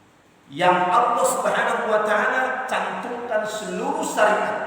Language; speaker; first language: Indonesian; native; Indonesian